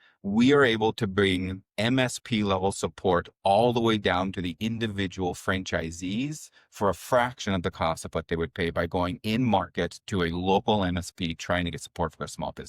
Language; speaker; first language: English; native; English